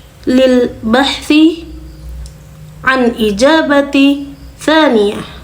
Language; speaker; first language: Arabic; non-native, fluent; Indonesian